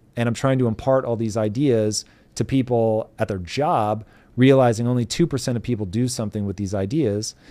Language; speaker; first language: English; native; English